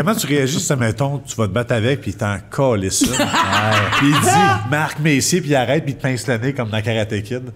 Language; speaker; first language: French; native; French